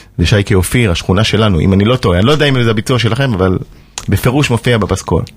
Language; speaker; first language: Hebrew; native; Hebrew